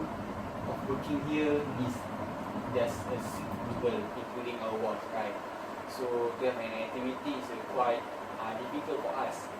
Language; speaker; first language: English; non-native, learner; Malay